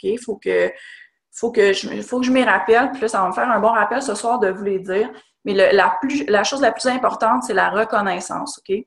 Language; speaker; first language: French; native; French